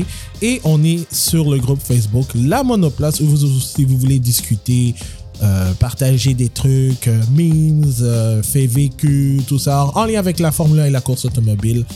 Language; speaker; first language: French; native; French